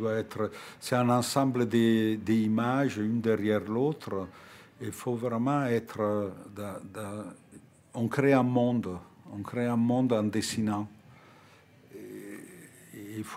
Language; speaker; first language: French; non-native, fluent; Italian